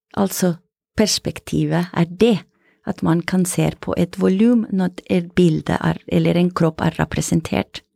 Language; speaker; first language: Norwegian; non-native, fluent; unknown